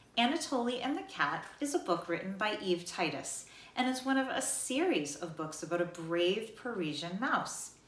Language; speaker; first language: English; native; English